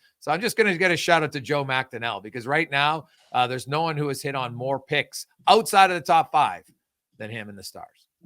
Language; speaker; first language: English; native; English